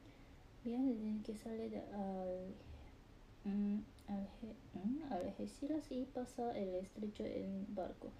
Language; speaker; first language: Spanish; non-native, learner; Japanese